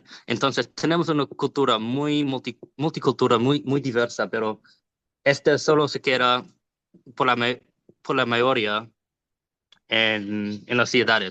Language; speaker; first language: Spanish; non-native, learner; English